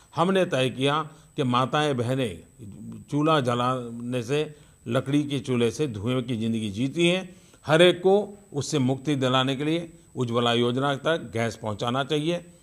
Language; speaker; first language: Hindi; non-native, local second language; Gujarati